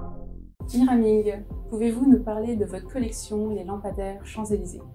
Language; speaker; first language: French; native; French